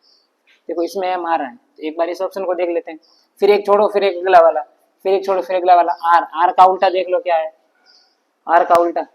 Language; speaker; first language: Hindi; native; Hindi